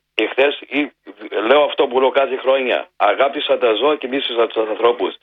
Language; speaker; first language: Greek; early bilingual, heritage; Greek